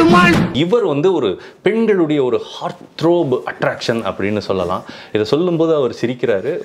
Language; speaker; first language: Tamil; native; Tamil